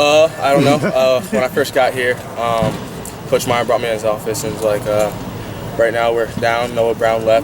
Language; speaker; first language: English; native; English